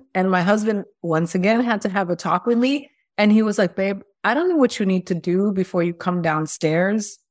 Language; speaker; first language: English; early bilingual, other home language; Spanish